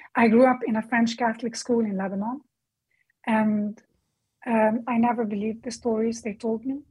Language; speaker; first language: English; non-native, fluent; Arabic